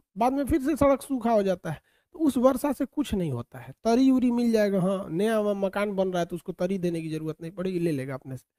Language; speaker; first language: Hindi; native; Hindi